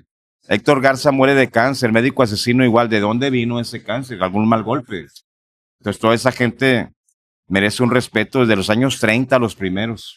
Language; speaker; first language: Spanish; native; Spanish